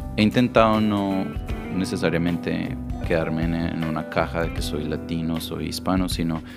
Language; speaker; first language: Spanish; native; Spanish